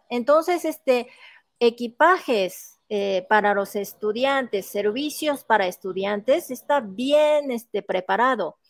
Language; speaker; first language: Spanish; non-native, fluent; Japanese